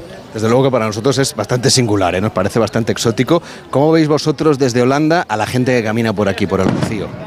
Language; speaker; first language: Spanish; native; Spanish